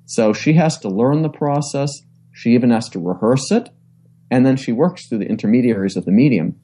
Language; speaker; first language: English; native; English